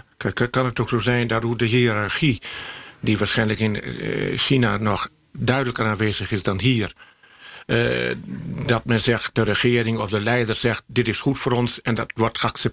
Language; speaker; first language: Dutch; native; Dutch